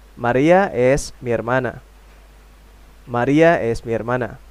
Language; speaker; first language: Spanish; non-native, fluent; Indonesian